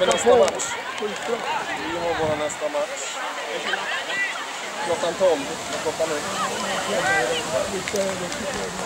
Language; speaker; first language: Swedish; native; Swedish